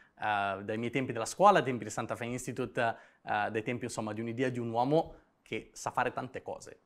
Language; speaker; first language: Italian; native; Italian